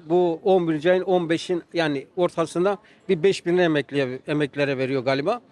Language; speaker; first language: Turkish; native; Turkish